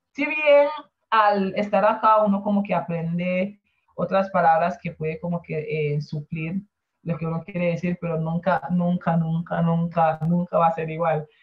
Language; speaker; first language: Spanish; non-native, local second language; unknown